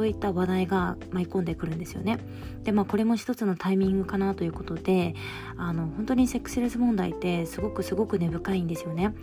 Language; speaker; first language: Japanese; native; Japanese